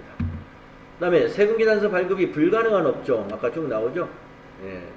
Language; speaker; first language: Korean; native; Korean